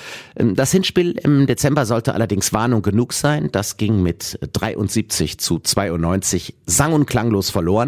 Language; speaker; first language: German; native; German